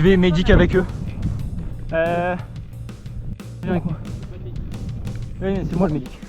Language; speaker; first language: French; native; French